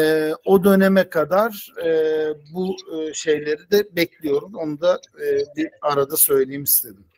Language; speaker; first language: Turkish; native; Turkish